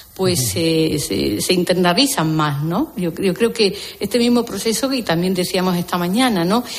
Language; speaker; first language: Spanish; native; Spanish